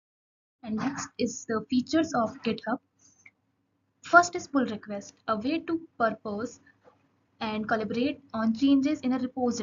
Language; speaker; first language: English; non-native, local second language; Hindi